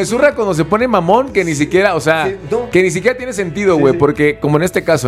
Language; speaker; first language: Spanish; native; Spanish